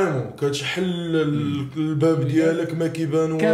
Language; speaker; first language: Arabic; native; Arabic